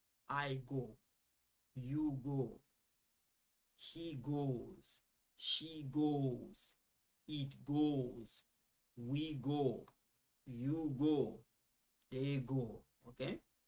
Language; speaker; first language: English; non-native, fluent; Lingala